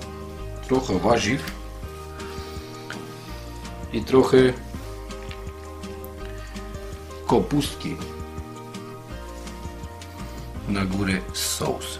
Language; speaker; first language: Polish; non-native, fluent; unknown